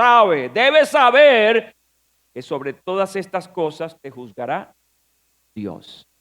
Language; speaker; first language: Spanish; native; Spanish